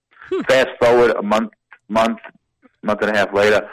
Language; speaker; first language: English; native; English